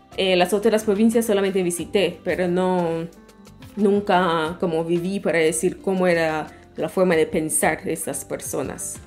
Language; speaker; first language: Spanish; non-native, fluent; English